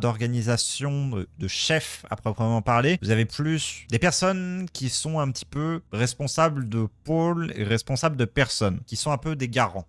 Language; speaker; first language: French; native; French